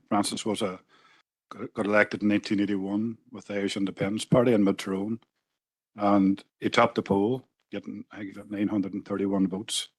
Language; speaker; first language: English; native; English